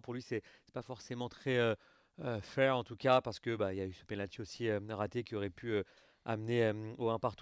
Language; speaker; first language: French; native; French